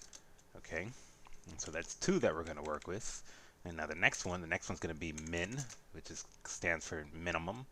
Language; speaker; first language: English; native; English